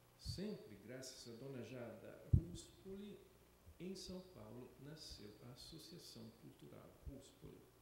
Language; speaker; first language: Portuguese; non-native, fluent; Italian